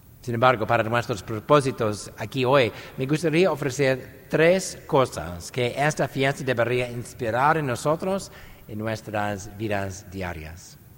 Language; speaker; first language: Spanish; non-native, fluent; English